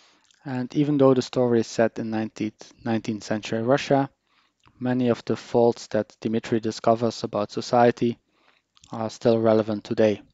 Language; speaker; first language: English; non-native, fluent; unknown